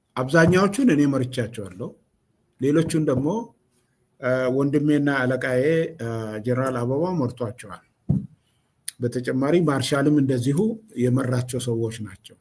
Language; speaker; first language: Amharic; non-native, local second language; Oromo